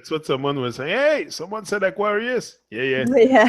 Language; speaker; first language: English; non-native, fluent; French